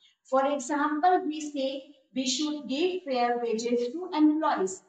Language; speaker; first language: English; non-native, local second language; Hindi